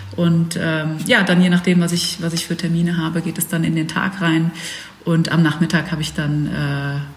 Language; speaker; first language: German; early bilingual, other home language; Dutch